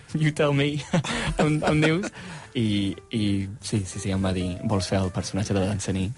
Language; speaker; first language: Catalan; non-native, fluent; English